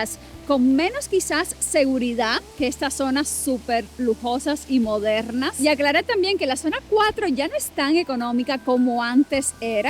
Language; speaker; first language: Spanish; native; Spanish